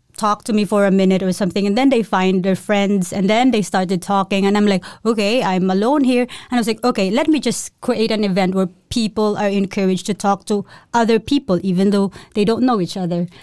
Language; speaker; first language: English; non-native, local second language; Cebuano